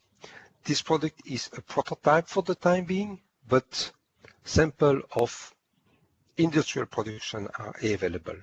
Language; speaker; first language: English; non-native, fluent; French